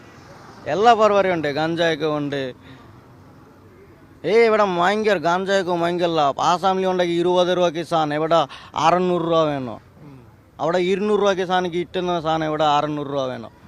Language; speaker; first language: Malayalam; non-native, learner; Assamese